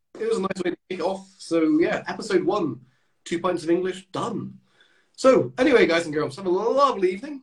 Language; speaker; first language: English; native; English